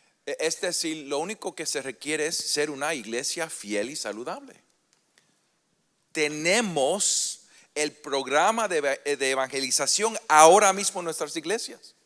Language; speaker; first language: Spanish; early bilingual, heritage; Spanish